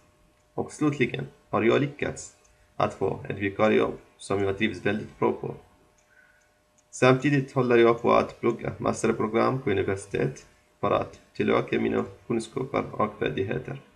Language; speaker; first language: Swedish; non-native, local second language; Arabic